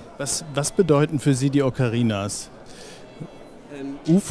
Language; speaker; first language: German; native; German